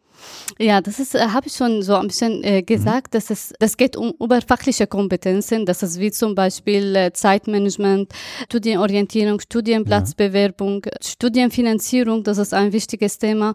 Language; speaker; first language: German; non-native, fluent; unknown